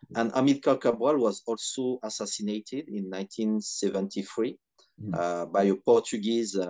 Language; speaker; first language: English; non-native, fluent; French